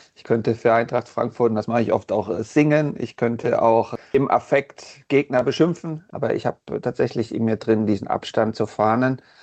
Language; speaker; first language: German; native; German